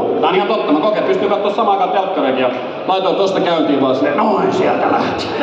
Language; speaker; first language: Finnish; native; Finnish